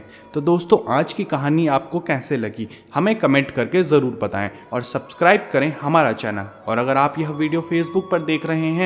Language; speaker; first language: Hindi; native; Hindi